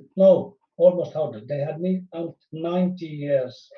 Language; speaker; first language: English; non-native, fluent; Swedish